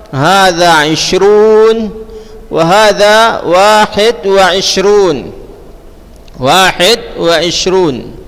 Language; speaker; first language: Arabic; non-native, fluent; Indonesian